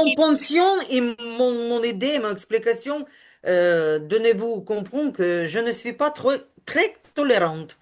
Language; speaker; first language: French; non-native, learner; Ukrainian